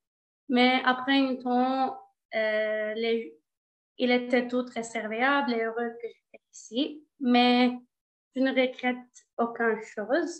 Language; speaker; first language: French; non-native, learner; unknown